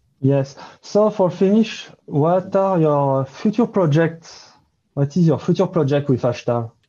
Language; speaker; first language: English; non-native, learner; French